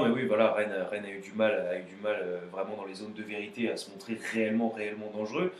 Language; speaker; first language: French; native; French